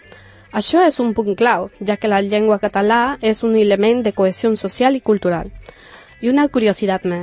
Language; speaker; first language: Catalan; non-native, learner; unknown